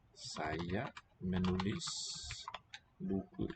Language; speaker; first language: Indonesian; non-native, learner; English